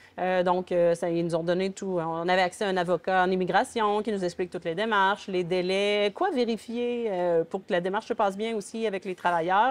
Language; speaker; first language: French; native; French